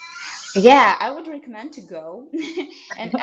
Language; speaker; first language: English; non-native, fluent; Russian